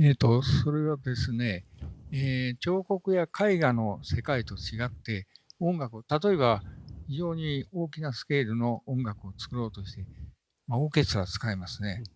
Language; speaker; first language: Japanese; native; Japanese